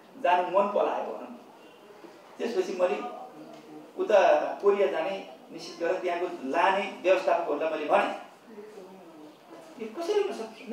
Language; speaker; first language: Nepali; native; Nepali